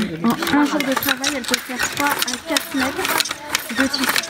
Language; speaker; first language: French; native; French